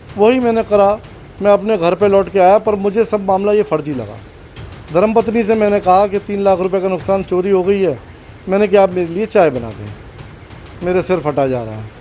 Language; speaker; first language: Hindi; native; Hindi